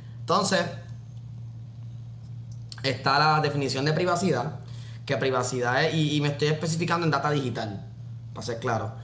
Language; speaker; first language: Spanish; native; Spanish